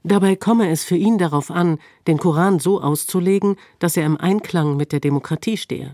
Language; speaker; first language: German; native; German